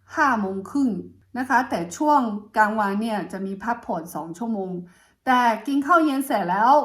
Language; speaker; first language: Thai; non-native, fluent; Chinese